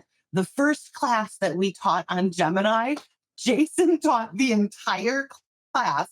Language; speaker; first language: English; native; English